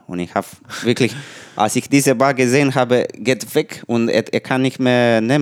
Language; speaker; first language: German; non-native, learner; Romanian